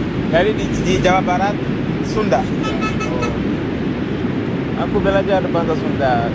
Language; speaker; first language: Indonesian; non-native, fluent; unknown